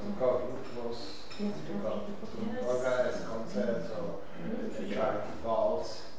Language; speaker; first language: English; non-native, learner; Polish